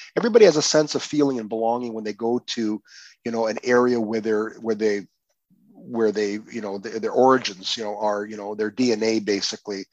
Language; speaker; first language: English; non-native, fluent; Croatian